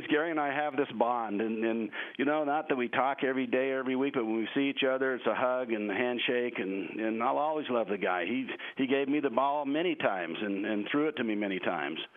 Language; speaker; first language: English; native; English